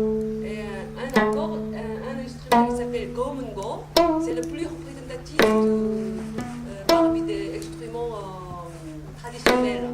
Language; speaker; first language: French; non-native, fluent; Korean